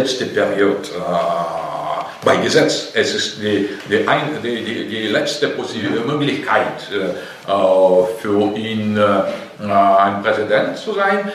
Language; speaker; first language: German; non-native, learner; Russian